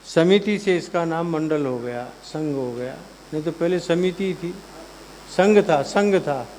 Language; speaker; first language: Hindi; non-native, local second language; Gujarati